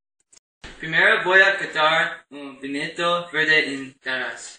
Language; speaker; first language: Spanish; non-native, learner; English